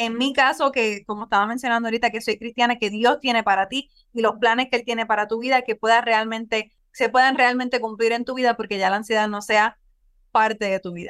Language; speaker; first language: Spanish; native; Spanish